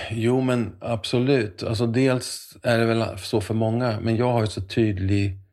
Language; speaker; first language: Swedish; native; Swedish